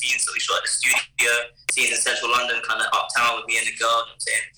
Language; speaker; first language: English; native; English